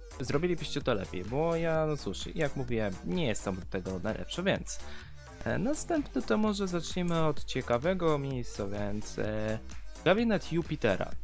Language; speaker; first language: Polish; native; Polish